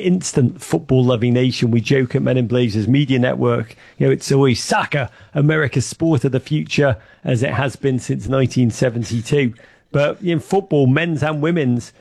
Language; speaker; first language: English; native; English